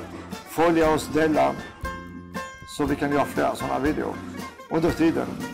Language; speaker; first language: Swedish; non-native, fluent; Greek